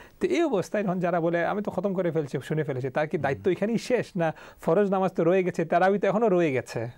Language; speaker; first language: Bangla; early bilingual, heritage; Bangla